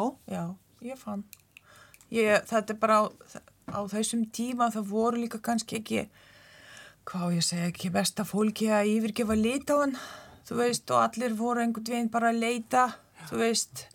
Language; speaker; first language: Icelandic; non-native, fluent; Lithuanian